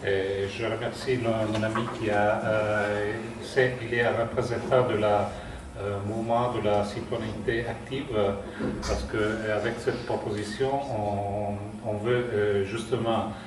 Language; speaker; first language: French; non-native, fluent; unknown